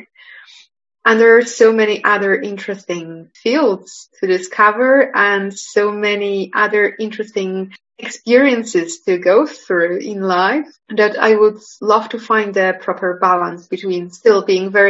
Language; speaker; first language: English; non-native, fluent; Polish